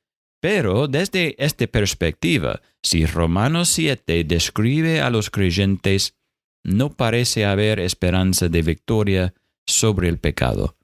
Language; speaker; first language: Spanish; non-native, fluent; English